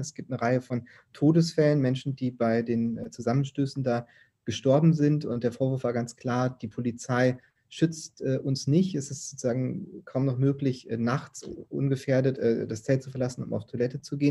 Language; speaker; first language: German; native; German